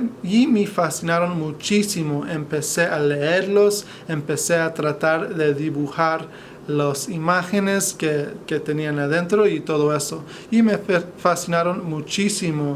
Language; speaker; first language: Spanish; non-native, fluent; English